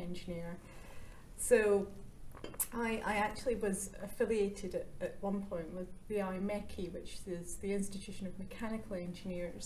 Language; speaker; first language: English; native; English